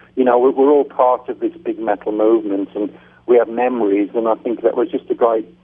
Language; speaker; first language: English; native; English